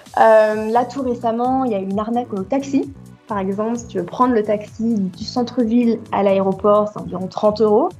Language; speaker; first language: French; native; French